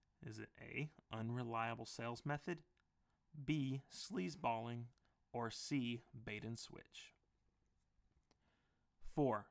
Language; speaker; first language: English; native; English